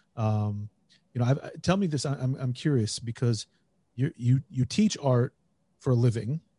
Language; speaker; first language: English; native; English